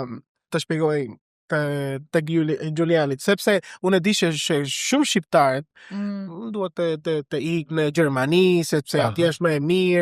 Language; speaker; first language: Albanian; non-native, learner; Spanish